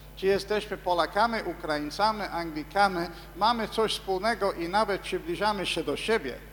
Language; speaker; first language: Polish; non-native, fluent; English